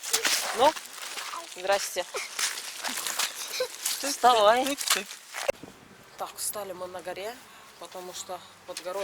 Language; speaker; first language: Russian; native; Russian